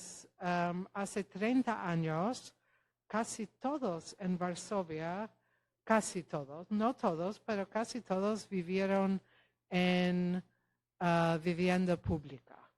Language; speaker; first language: Spanish; non-native, fluent; Polish